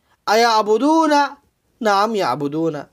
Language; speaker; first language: Arabic; non-native, fluent; Urdu